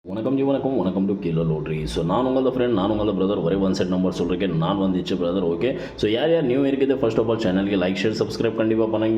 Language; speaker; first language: Tamil; non-native, learner; Kannada